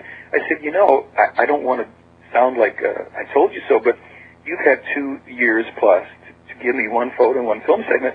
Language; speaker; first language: English; native; English